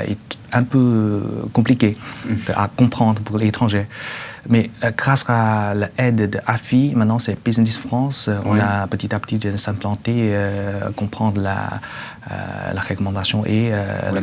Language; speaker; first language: French; non-native, learner; Chinese